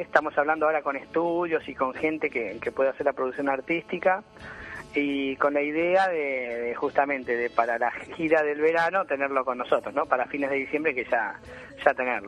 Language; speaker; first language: Spanish; native; Spanish